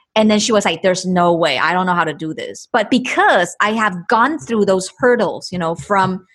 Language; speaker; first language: English; non-native, fluent; Chinese